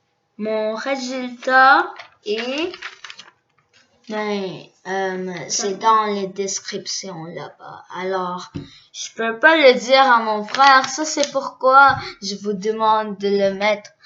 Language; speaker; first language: French; early bilingual, other home language; Korean